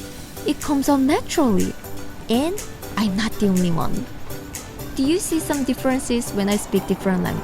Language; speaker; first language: English; non-native, fluent; Korean